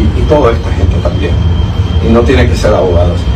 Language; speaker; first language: Spanish; early bilingual, heritage; Spanish